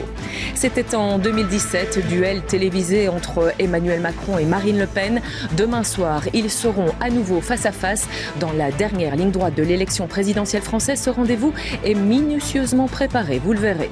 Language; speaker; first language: French; native; French